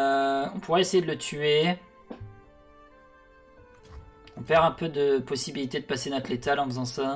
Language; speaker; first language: French; native; French